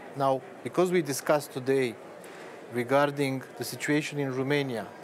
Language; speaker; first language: English; non-native, fluent; Romanian